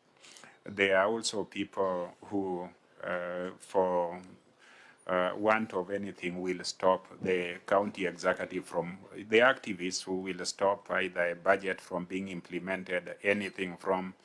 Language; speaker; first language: English; non-native, local second language; Luo (Kenya and Tanzania)